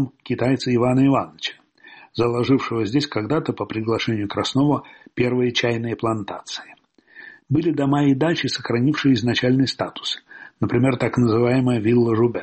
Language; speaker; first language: Russian; native; Russian